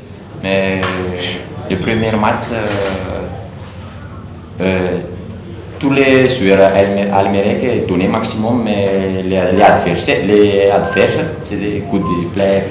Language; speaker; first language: French; non-native, learner; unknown